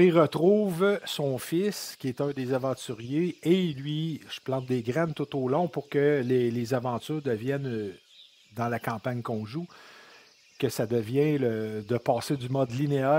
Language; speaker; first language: French; native; French